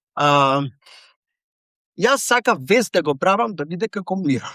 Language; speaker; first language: Macedonian; native; Macedonian